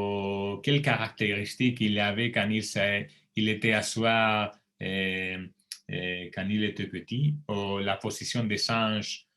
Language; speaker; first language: French; non-native, fluent; Spanish